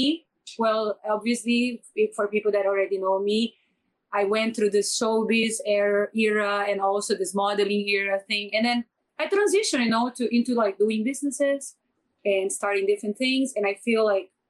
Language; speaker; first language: English; non-native, fluent; Portuguese